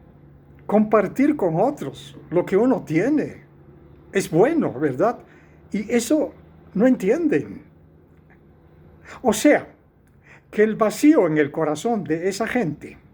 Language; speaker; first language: Spanish; native; Spanish